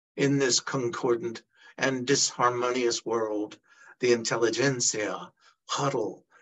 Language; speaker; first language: English; early bilingual, other home language; Italian